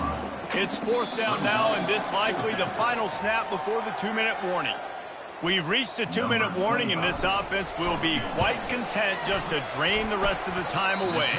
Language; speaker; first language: English; native; English